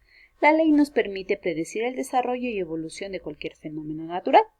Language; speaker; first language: Spanish; native; Spanish